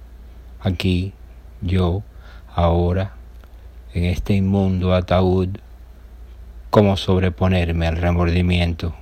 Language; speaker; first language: Spanish; native; Spanish